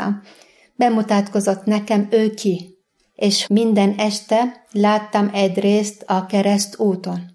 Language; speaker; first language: Hungarian; non-native, fluent; Arabic